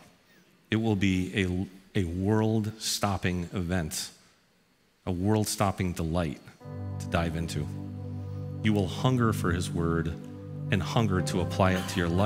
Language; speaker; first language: English; native; English